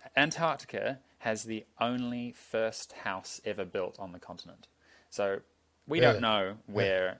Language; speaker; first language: English; native; English